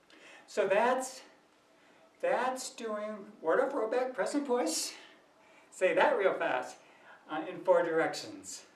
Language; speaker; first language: English; native; English